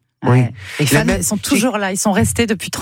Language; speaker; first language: French; native; French